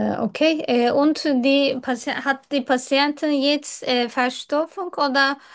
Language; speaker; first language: German; non-native, learner; Turkish